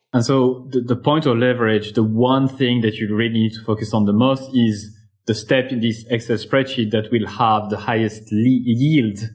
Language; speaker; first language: English; non-native, fluent; French